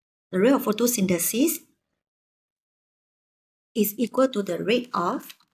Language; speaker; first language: English; non-native, local second language; Chinese